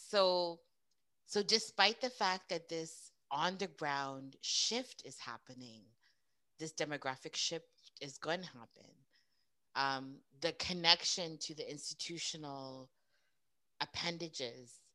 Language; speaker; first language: English; native; English